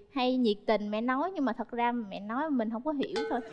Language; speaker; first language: Vietnamese; native; Vietnamese